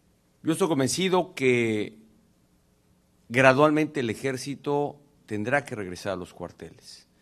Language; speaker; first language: Spanish; native; Spanish